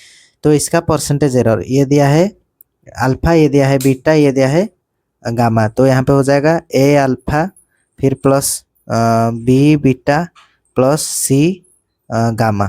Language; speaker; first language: Hindi; native; Hindi